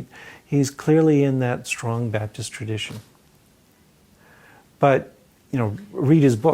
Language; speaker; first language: English; native; English